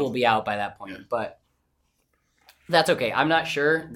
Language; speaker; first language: English; native; English